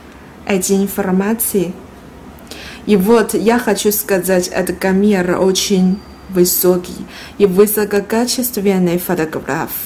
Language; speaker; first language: Russian; non-native, learner; Chinese